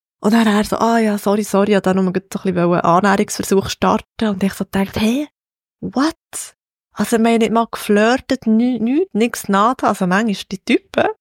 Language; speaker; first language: German; native; German